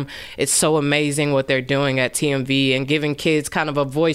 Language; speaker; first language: English; native; English